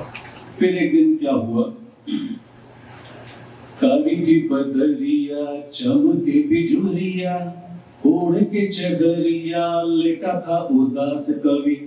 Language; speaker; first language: Hindi; native; Hindi